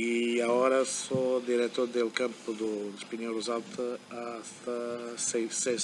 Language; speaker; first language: Spanish; non-native, learner; German